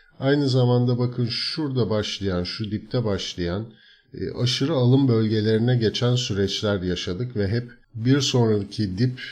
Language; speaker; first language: Turkish; native; Turkish